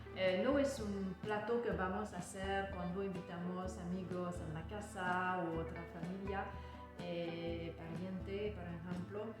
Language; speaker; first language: Spanish; non-native, learner; French